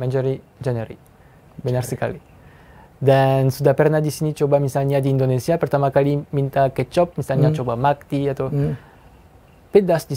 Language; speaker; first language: Indonesian; non-native, fluent; French